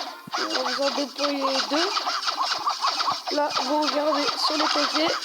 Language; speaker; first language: French; native; French